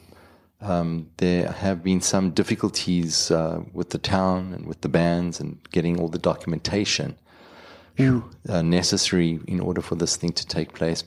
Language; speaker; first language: English; native; English